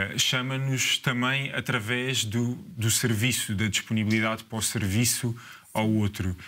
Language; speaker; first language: Portuguese; native; Portuguese